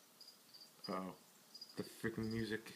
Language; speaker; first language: English; native; English